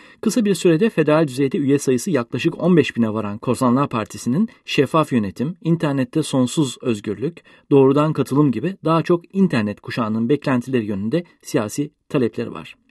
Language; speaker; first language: Turkish; native; Turkish